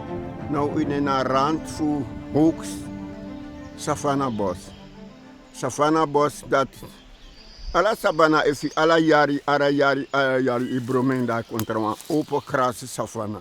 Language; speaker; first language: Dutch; non-native, local second language; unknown